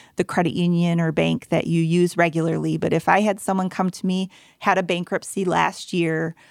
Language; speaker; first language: English; native; English